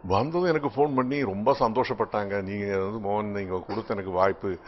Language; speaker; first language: Tamil; native; Tamil